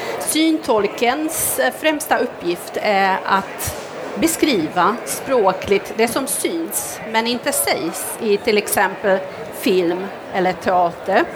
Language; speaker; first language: Swedish; non-native, fluent; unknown